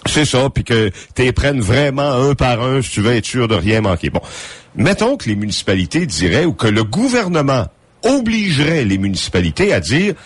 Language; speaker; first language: French; native; French